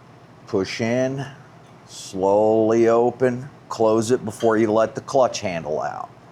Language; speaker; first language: English; native; English